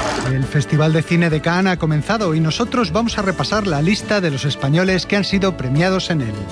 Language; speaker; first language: Spanish; native; Spanish